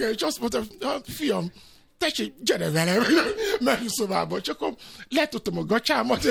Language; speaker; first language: Hungarian; non-native, fluent; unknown